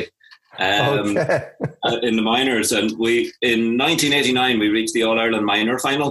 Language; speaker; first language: English; native; English